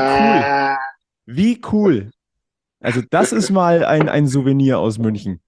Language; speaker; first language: German; native; German